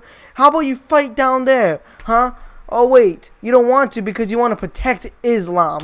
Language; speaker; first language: English; native; English